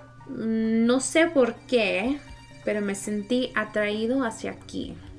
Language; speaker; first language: Spanish; early bilingual, heritage; Spanish